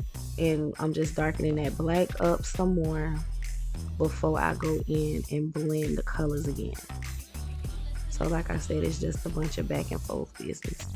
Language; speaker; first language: English; native; English